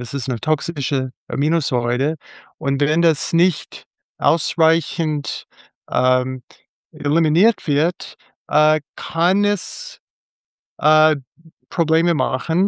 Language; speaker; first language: German; non-native, fluent; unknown